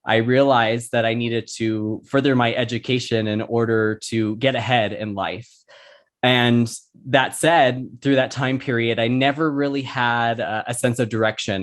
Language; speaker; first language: English; native; English